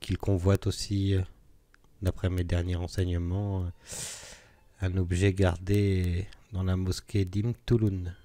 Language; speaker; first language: French; native; French